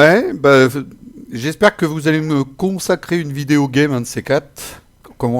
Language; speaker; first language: French; native; French